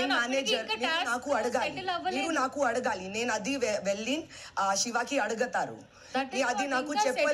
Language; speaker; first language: Telugu; non-native, learner; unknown